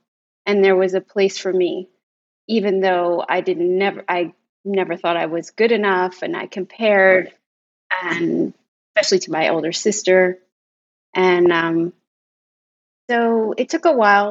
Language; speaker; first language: English; native; English